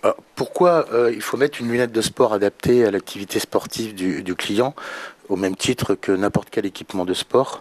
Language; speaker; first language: French; native; French